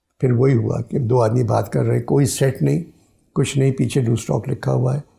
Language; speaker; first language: Urdu; native; Urdu